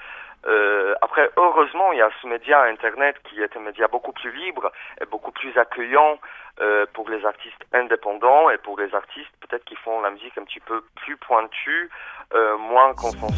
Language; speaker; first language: French; early bilingual, other home language; Polish